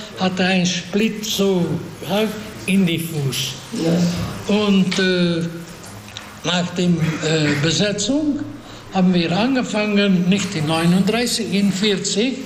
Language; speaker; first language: German; non-native, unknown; Hungarian